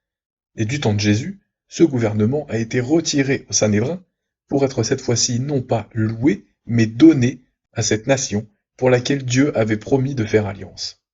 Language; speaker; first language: French; native; French